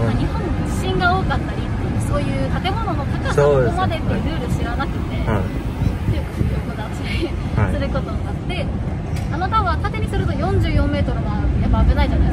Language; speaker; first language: Japanese; native; Japanese